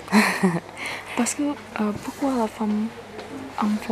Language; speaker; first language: French; non-native, learner; Indonesian